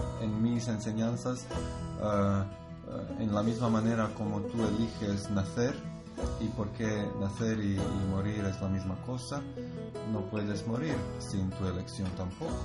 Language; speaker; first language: Spanish; non-native, learner; Croatian